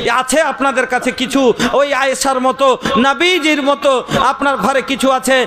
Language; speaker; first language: Bangla; non-native, local second language; Bhojpuri